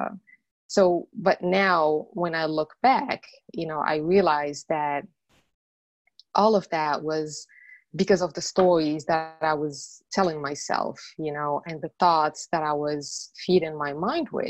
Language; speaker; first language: English; non-native, fluent; Arabic